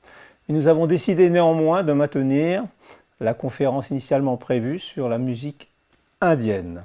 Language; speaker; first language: French; native; French